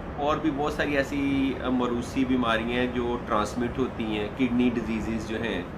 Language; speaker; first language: Urdu; non-native, local second language; Punjabi